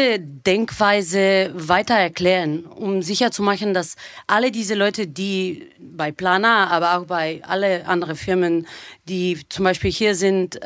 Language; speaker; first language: German; non-native, fluent; Bulgarian